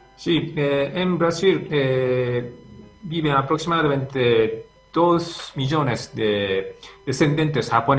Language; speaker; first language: Spanish; non-native, fluent; Japanese